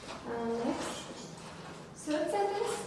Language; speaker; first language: English; non-native, learner; Kazakh